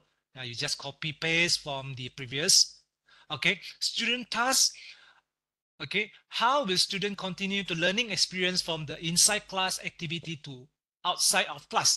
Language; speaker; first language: English; non-native, local second language; Malay